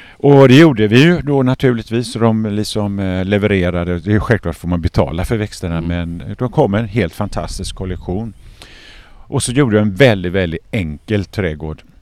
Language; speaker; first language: Swedish; native; Swedish